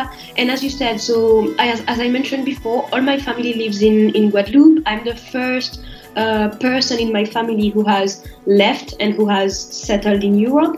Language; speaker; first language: English; non-native, fluent; French